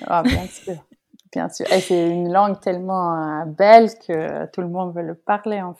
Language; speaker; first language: French; non-native, fluent; Norwegian